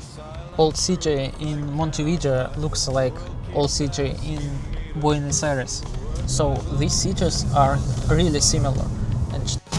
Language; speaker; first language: English; non-native, learner; Russian